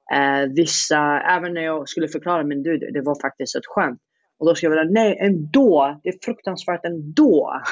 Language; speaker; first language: Swedish; non-native, fluent; Arabic